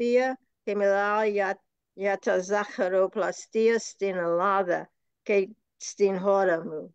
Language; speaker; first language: Greek; non-native, learner; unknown